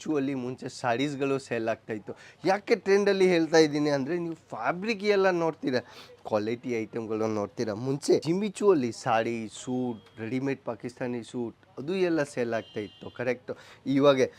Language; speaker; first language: Kannada; non-native, local second language; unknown